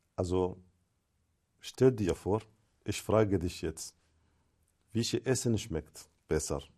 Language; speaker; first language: German; non-native, fluent; Arabic